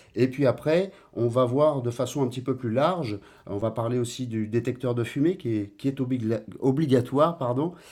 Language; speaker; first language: French; native; French